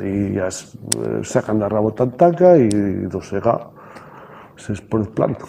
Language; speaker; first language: Macedonian; non-native, learner; Spanish